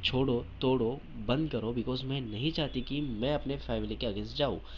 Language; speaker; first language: Hindi; non-native, local second language; Marathi